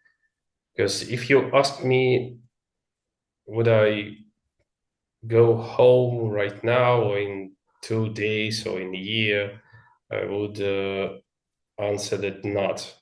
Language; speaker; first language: English; non-native, learner; Russian